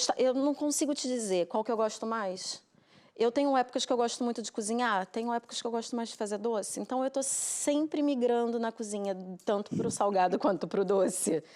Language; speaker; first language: Portuguese; native; Portuguese